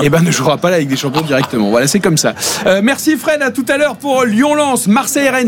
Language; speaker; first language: French; native; French